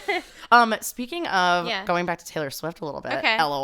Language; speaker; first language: English; native; English